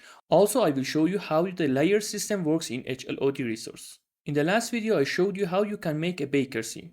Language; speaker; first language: English; non-native, fluent; Persian